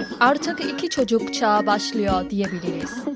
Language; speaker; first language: Turkish; non-native, fluent; Chinese